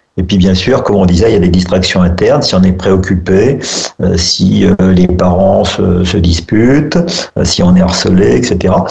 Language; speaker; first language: French; native; French